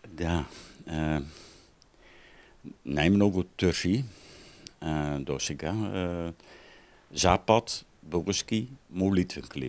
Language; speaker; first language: Bulgarian; non-native, learner; Dutch